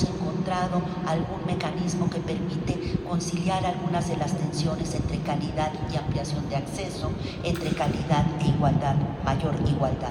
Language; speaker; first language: Spanish; native; Spanish